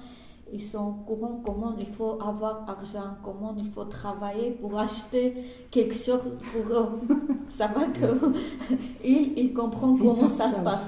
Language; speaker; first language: French; non-native, learner; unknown